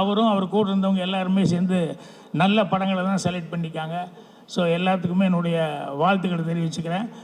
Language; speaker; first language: Tamil; native; Tamil